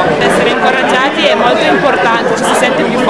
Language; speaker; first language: Italian; non-native, fluent; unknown